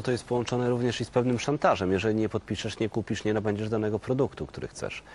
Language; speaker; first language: Polish; native; Polish